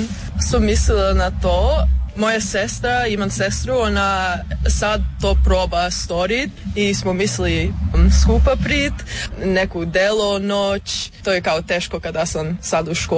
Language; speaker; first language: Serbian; early bilingual, heritage; English